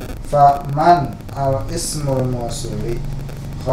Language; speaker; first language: Arabic; non-native, learner; Indonesian